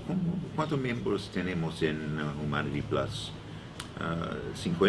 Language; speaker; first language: Spanish; non-native, learner; English